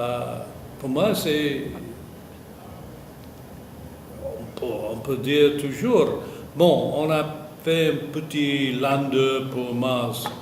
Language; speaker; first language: French; non-native, fluent; English